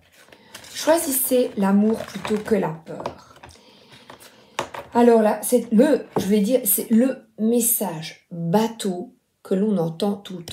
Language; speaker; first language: French; native; French